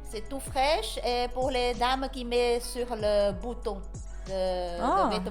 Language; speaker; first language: French; non-native, learner; Chinese